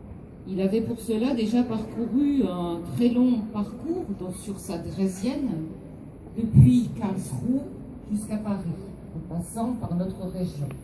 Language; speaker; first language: French; native; French